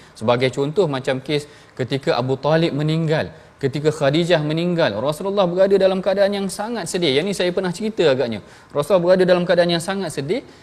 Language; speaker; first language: Malay; native; Malay